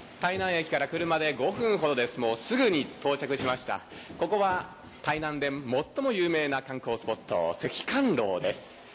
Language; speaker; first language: Japanese; native; Japanese